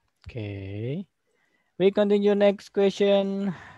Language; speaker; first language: English; non-native, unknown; Indonesian